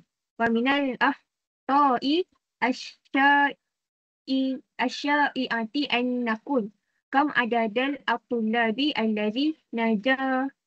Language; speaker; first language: Arabic; non-native, learner; Malay